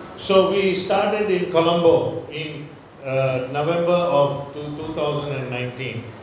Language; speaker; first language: English; non-native, local second language; Tamil